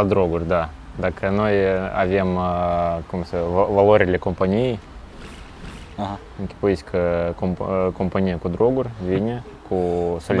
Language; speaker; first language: Romanian; non-native, local second language; Russian